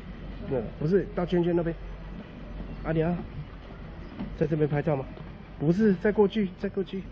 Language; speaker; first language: Chinese; native; Chinese